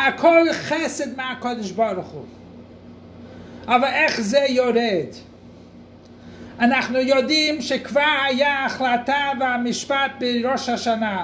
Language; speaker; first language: Hebrew; non-native, fluent; English